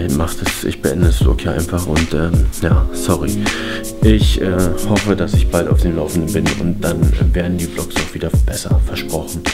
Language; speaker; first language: German; native; German